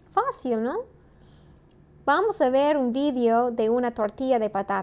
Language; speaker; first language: Spanish; non-native, fluent; English